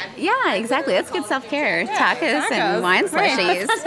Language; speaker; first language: English; native; English